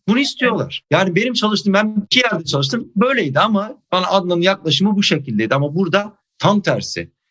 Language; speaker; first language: Turkish; native; Turkish